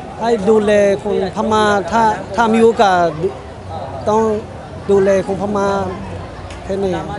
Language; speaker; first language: Thai; non-native, learner; Burmese